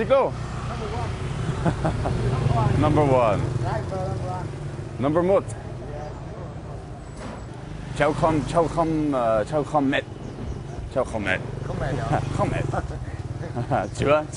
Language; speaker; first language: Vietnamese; non-native, learner; English